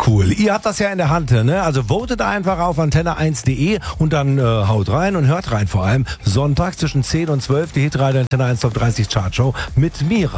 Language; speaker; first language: German; native; German